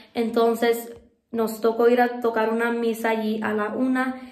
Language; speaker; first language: Spanish; early bilingual, heritage; Spanish